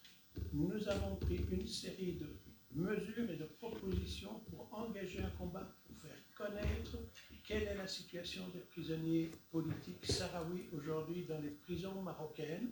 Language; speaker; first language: French; native; French